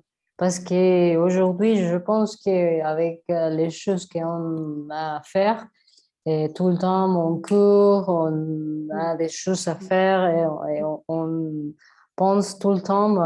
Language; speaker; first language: French; non-native, learner; Spanish